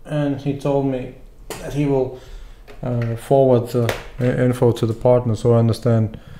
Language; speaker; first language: English; non-native, fluent; Latvian